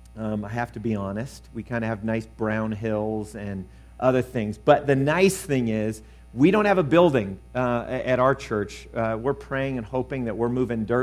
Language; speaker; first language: English; native; English